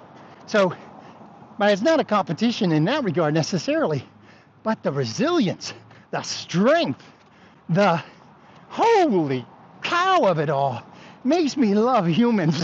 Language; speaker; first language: English; native; English